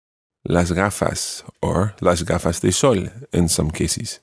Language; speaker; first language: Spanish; non-native, fluent; English